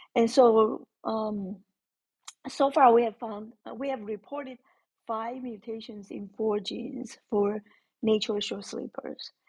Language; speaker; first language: English; non-native, fluent; Chinese